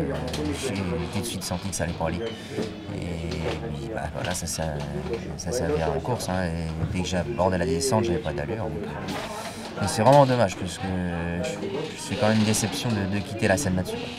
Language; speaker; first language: French; native; French